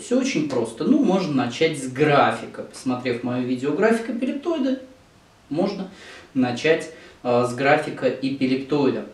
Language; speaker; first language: Russian; native; Russian